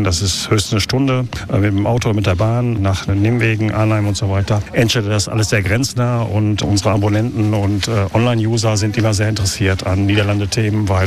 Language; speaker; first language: German; native; German